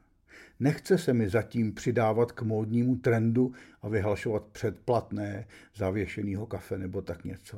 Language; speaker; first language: Czech; native; Czech